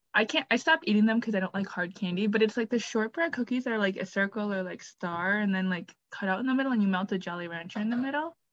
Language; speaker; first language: English; native; English